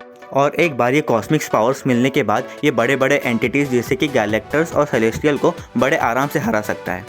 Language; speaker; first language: Hindi; native; Hindi